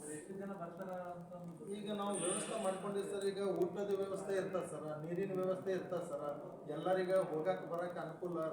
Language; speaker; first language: Kannada; non-native, local second language; Lambadi